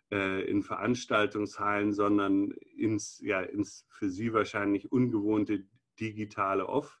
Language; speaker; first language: German; native; German